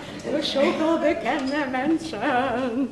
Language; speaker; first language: Dutch; native; Dutch